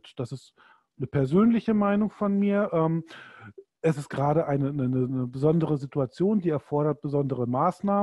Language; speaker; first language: German; native; German